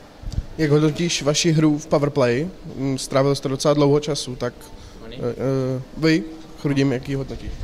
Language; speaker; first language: Czech; native; Czech